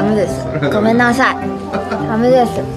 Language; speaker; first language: Japanese; non-native, learner; Korean